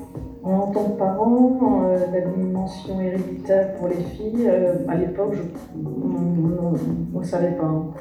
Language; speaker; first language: French; native; French